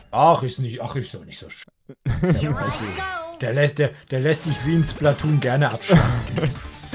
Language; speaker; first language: German; native; German